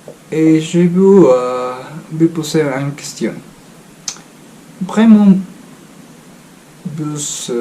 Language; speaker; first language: French; non-native, fluent; Spanish